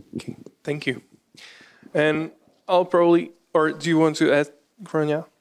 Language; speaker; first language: English; non-native, fluent; Czech